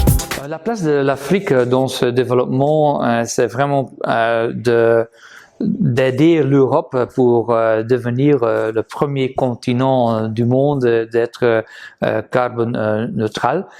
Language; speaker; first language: French; non-native, fluent; Dutch